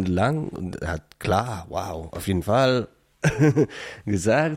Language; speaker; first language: German; non-native, learner; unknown